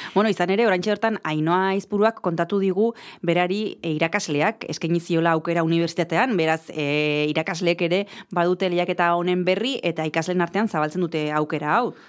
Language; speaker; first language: Basque; native; Basque